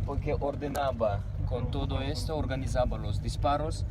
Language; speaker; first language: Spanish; non-native, fluent; Ukrainian